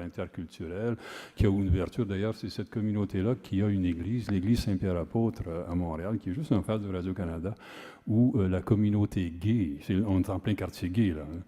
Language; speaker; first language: French; native; French